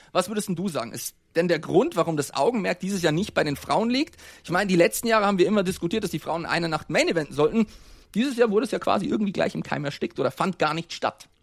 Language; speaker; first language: German; native; German